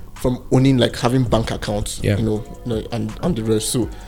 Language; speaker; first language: English; non-native, local second language; Igbo